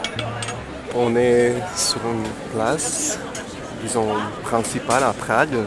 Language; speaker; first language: French; non-native, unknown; Slovak